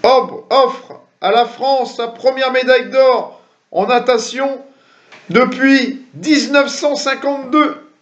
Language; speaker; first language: French; native; French